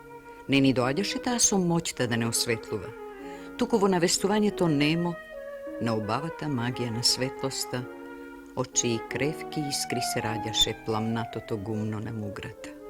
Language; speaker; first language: Macedonian; native; Macedonian